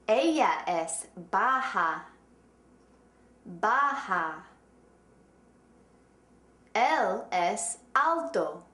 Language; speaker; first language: Spanish; non-native, fluent; English